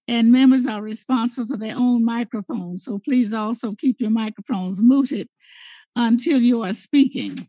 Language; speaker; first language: English; native; English